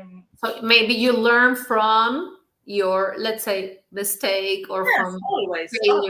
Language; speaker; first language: English; non-native, fluent; Spanish